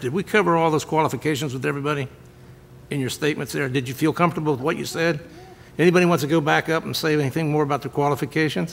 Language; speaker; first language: English; native; English